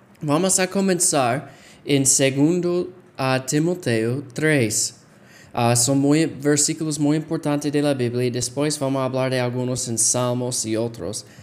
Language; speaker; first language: Spanish; non-native, fluent; English